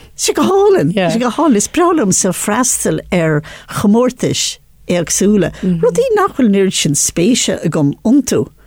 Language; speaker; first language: Irish; non-native, local second language; English